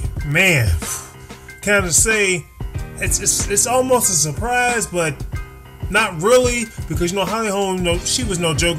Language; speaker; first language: English; native; English